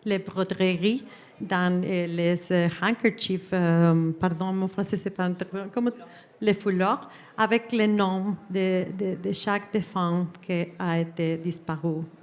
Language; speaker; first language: French; non-native, fluent; Spanish